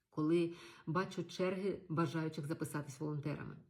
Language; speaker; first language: Ukrainian; native; Ukrainian